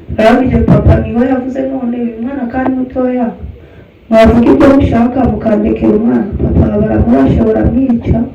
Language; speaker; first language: Kinyarwanda; early bilingual, heritage; Kinyarwanda